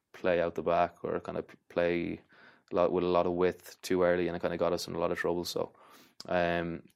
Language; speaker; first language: English; native; English